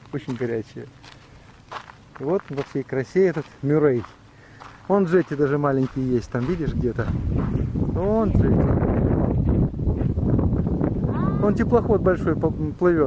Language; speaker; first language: Russian; native; Russian